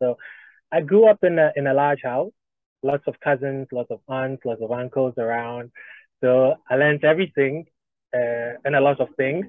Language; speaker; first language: English; non-native, local second language; Ga